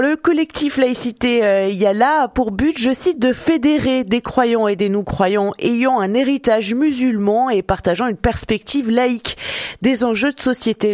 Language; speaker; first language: French; native; French